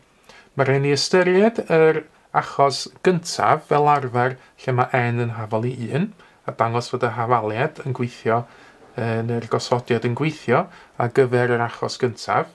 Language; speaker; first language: Welsh; native; Welsh